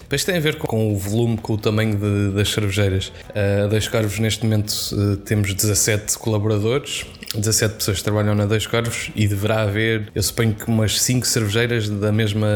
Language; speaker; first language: Portuguese; native; Portuguese